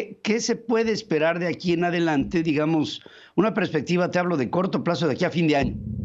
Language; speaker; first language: Spanish; native; Spanish